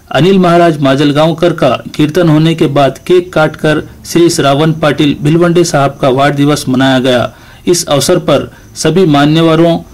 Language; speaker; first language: Hindi; non-native, local second language; Urdu